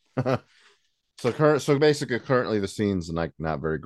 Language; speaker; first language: English; native; English